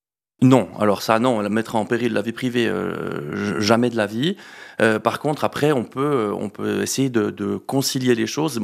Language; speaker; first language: French; native; French